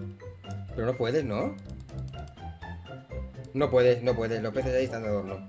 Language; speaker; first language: Spanish; native; Spanish